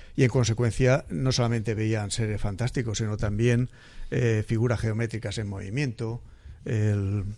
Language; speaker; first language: Spanish; native; Spanish